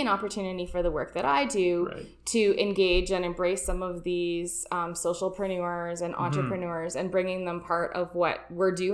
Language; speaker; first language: English; native; English